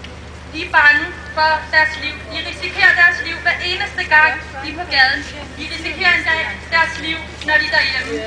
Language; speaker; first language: Danish; early bilingual, other home language; Persian